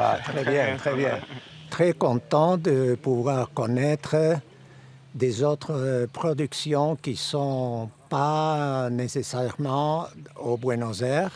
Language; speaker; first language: French; non-native, fluent; Spanish